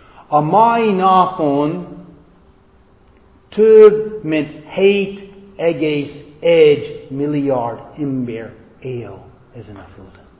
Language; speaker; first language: Hungarian; non-native, fluent; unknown